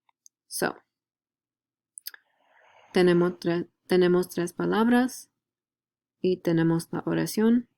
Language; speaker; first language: Spanish; non-native, learner; English